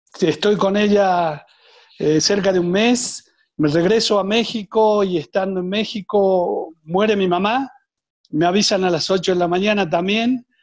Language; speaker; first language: Spanish; native; Spanish